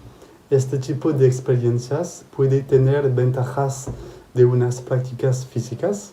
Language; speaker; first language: Spanish; non-native, fluent; French